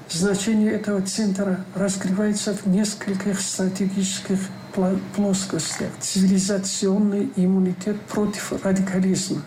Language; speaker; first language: Russian; non-native, local second language; Tajik